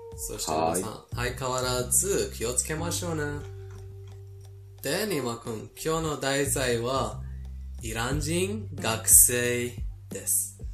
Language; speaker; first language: Japanese; non-native, fluent; Persian